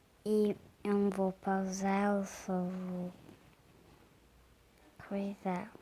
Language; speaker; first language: Portuguese; native; Portuguese